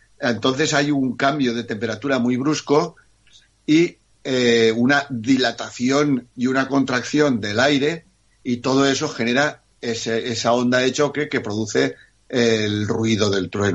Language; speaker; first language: Spanish; native; Spanish